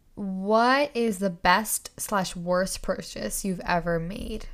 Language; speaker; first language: English; native; English